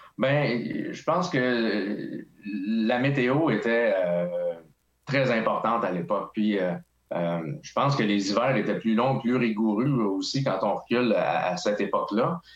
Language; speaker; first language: French; native; French